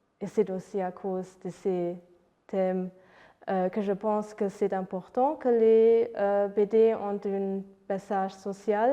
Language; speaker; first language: French; non-native, fluent; Luxembourgish